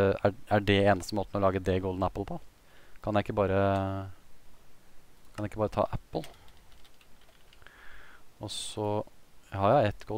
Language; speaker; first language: Norwegian; native; Norwegian